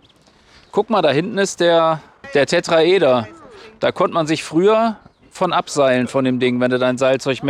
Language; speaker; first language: German; native; German